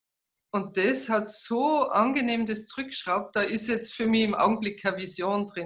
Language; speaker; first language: German; native; German